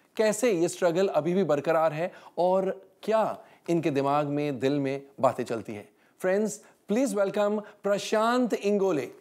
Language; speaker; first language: Hindi; native; Hindi